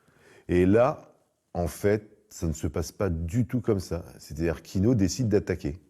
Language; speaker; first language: French; native; French